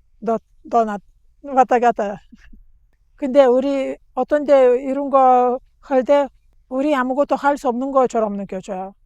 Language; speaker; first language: Korean; non-native, learner; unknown